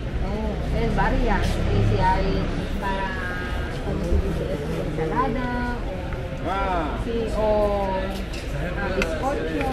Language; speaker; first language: Spanish; non-native, learner; Filipino